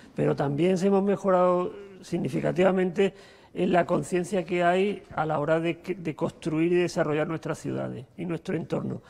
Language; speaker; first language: Spanish; native; Spanish